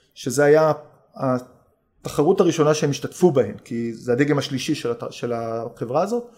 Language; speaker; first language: Hebrew; native; Hebrew